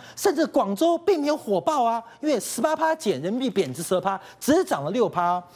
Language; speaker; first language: Chinese; native; Chinese